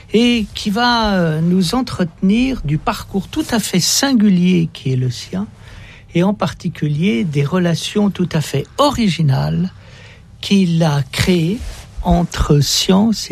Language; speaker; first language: French; native; French